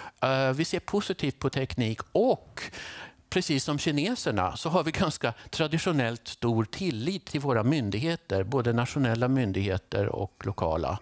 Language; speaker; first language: Swedish; native; Swedish